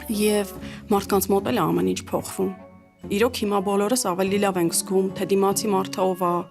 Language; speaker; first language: Armenian; early bilingual, heritage; Armenian